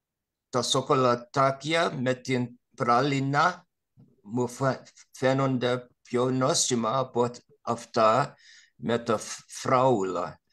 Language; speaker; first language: Greek; non-native, learner; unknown